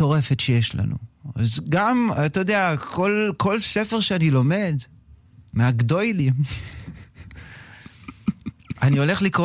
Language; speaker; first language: Hebrew; native; Hebrew